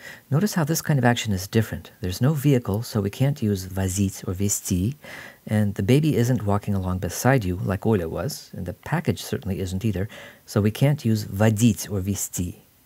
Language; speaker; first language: English; native; English